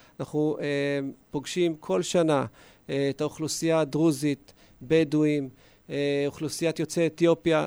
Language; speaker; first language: Hebrew; native; Hebrew